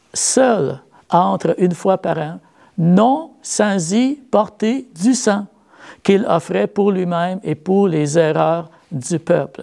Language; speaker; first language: French; native; French